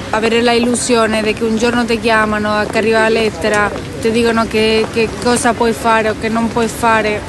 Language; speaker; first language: Italian; non-native, fluent; Spanish